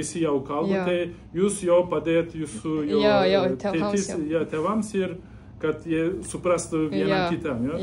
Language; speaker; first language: Lithuanian; non-native, learner; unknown